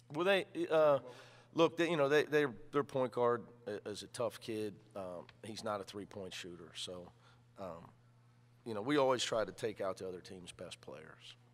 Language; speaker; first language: English; native; English